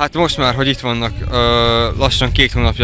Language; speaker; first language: Hungarian; native; Hungarian